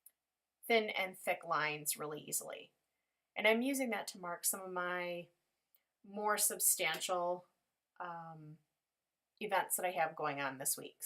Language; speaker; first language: English; native; English